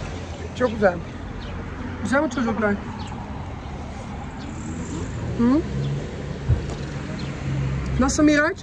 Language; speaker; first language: Turkish; early bilingual, heritage; Turkish